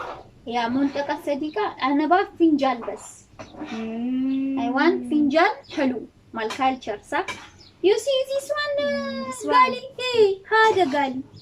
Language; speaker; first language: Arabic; non-native, learner; Amharic